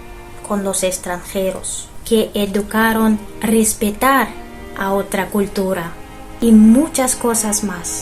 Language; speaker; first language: Spanish; non-native, fluent; Russian